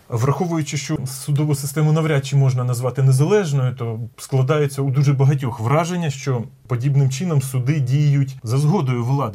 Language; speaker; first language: Ukrainian; native; Ukrainian